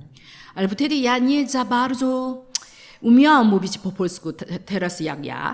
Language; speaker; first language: Polish; non-native, learner; Korean